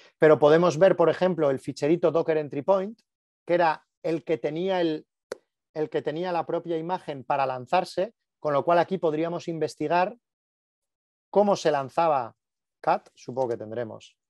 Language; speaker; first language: Spanish; native; Spanish